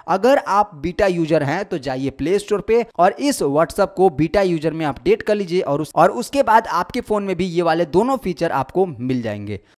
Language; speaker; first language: Hindi; native; Hindi